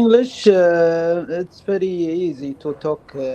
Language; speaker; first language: English; non-native, learner; Arabic